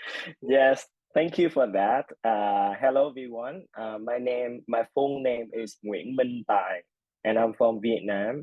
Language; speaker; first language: English; non-native, fluent; Vietnamese